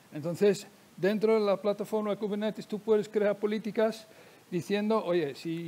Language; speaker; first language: Spanish; non-native, fluent; Dutch